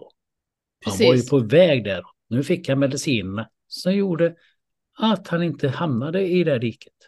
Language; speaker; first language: Swedish; native; Swedish